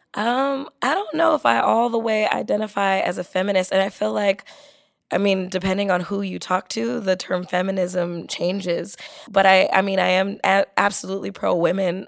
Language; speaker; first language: English; native; English